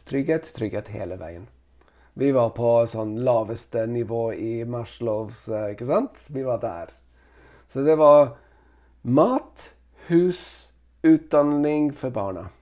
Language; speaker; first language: Norwegian; non-native, fluent; Italian